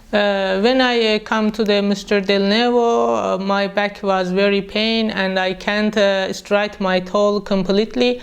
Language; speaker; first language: English; non-native, learner; Persian